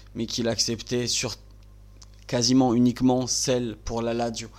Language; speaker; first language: French; native; French